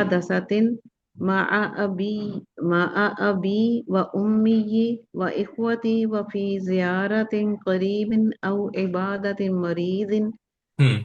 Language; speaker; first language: Arabic; non-native, learner; Urdu